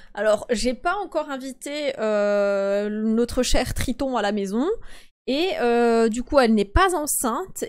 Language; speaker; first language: French; early bilingual, other home language; Polish